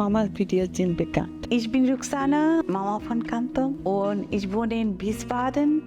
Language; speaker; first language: German; non-native, learner; Bangla